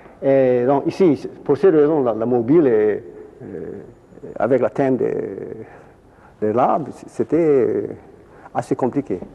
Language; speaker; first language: French; non-native, fluent; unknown